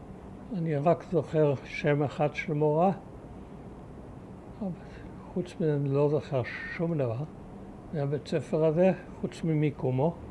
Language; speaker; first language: Hebrew; early bilingual, other home language; German